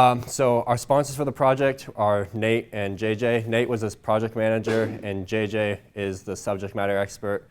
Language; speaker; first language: English; native; English